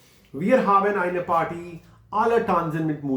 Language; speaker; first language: German; non-native, fluent; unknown